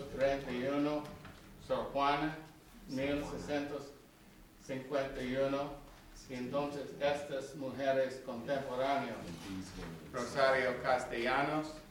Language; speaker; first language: Spanish; non-native, learner; English